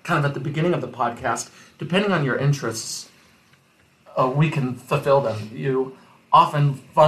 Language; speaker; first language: English; native; English